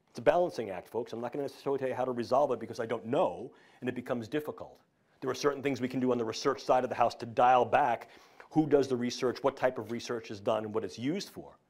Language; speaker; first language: English; native; English